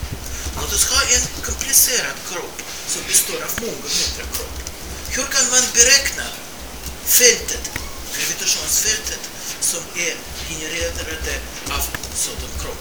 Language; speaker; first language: Swedish; non-native, fluent; Russian